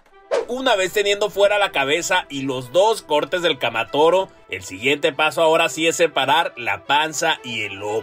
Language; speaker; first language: Spanish; native; Spanish